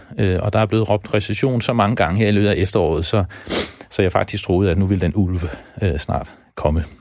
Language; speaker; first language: Danish; native; Danish